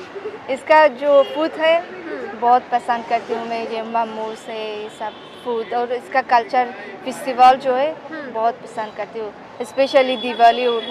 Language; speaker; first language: Hindi; non-native, learner; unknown